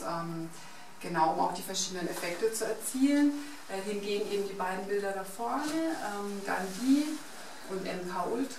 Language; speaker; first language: German; native; German